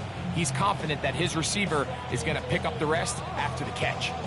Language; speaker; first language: English; native; English